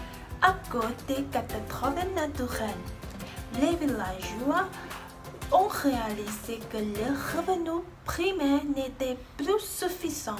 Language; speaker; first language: French; non-native, learner; Thai